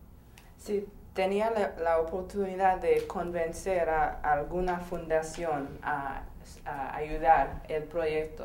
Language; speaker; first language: Spanish; non-native, fluent; English